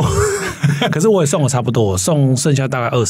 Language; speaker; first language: Chinese; native; Chinese